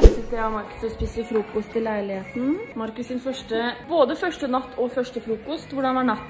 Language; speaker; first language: Norwegian; native; Norwegian